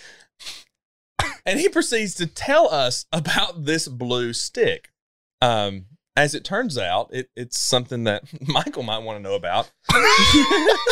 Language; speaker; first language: English; native; English